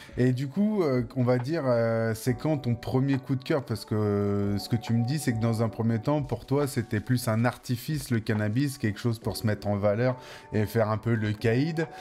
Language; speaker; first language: French; native; French